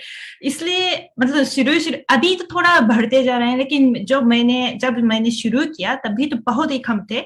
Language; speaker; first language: Hindi; non-native, fluent; Japanese